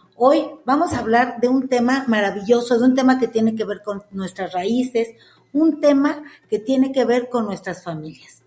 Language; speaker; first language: Spanish; native; Spanish